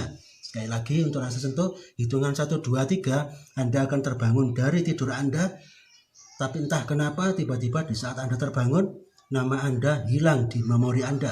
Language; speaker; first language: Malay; non-native, local second language; Javanese